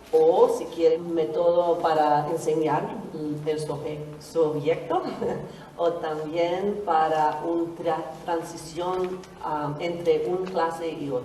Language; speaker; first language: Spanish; non-native, learner; English